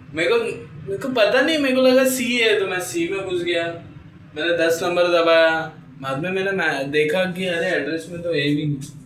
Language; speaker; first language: Hindi; non-native, local second language; Marathi